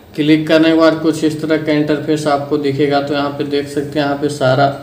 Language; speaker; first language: Hindi; native; Hindi